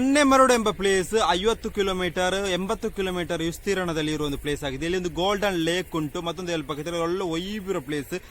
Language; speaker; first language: Kannada; native; Kannada